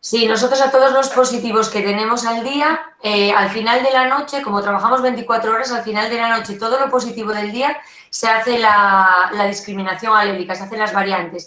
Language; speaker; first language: Spanish; native; Spanish